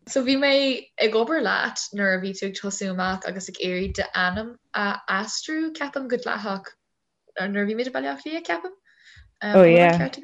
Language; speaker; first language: Irish; non-native, local second language; English